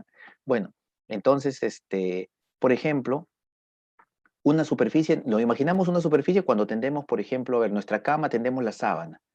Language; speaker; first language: Spanish; native; Spanish